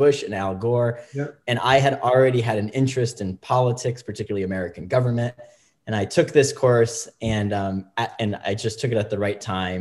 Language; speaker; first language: English; native; English